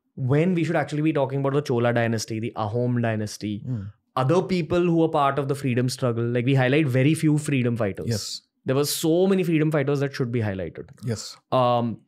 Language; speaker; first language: English; non-native, local second language; Hindi